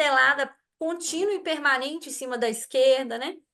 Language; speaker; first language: Portuguese; native; Portuguese